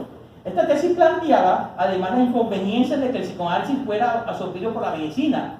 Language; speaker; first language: Spanish; native; Spanish